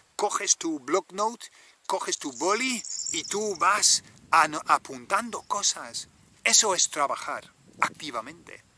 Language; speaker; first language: Spanish; non-native, fluent; English